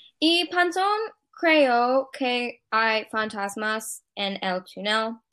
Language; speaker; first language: Spanish; non-native, learner; English